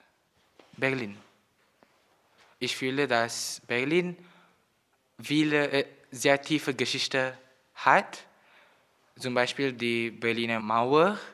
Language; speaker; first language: German; non-native, learner; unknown